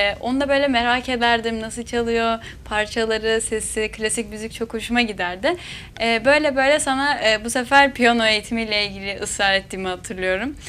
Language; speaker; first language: Turkish; native; Turkish